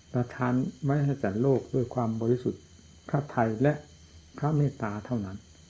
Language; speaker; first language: Thai; non-native, local second language; Northeastern Thai